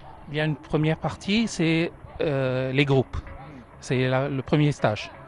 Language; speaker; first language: French; non-native, fluent; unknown